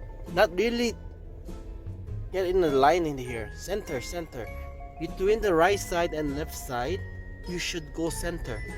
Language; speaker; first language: English; non-native, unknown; Korean